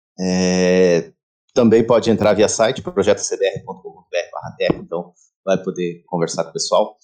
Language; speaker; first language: Portuguese; native; Portuguese